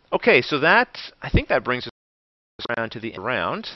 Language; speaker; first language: English; native; English